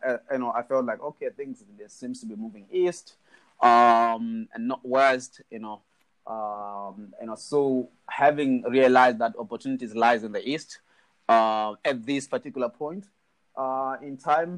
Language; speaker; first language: English; non-native, local second language; Shona